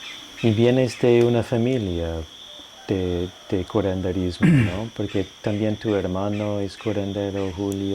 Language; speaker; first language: Spanish; non-native, fluent; English